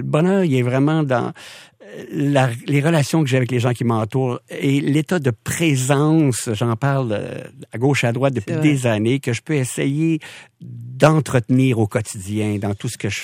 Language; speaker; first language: French; native; French